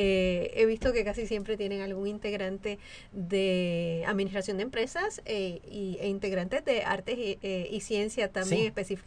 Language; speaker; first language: Spanish; native; Spanish